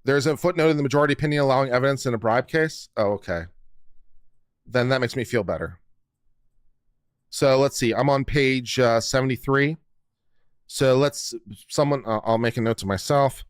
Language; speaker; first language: English; native; English